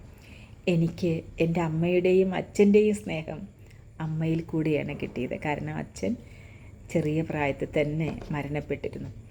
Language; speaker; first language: Malayalam; native; Malayalam